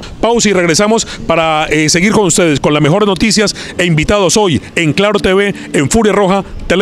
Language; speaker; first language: Spanish; native; Spanish